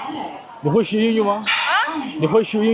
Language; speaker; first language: Chinese; non-native, learner; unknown